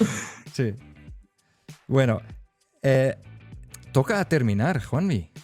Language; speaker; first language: Spanish; non-native, fluent; Dutch